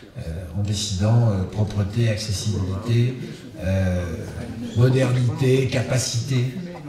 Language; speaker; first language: French; native; French